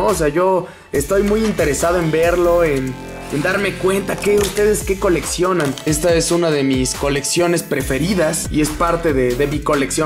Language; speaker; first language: Spanish; native; Spanish